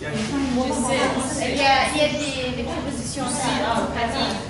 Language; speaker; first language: French; non-native, learner; Arabic